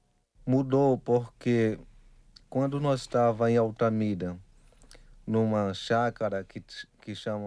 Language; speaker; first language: Portuguese; non-native, local second language; Kayapó